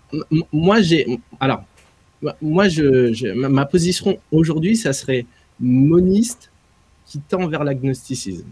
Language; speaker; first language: French; native; French